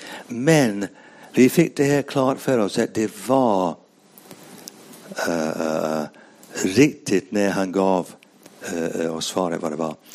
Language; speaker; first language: Swedish; non-native, fluent; English